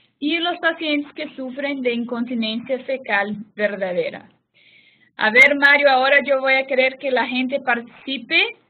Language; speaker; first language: Spanish; non-native, fluent; Portuguese